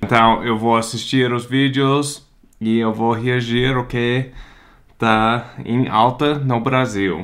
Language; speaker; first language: Portuguese; non-native, fluent; English